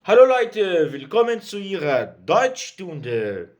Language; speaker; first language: German; non-native, fluent; Portuguese